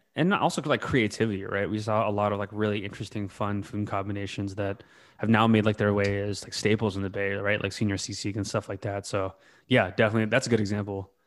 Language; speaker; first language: English; native; English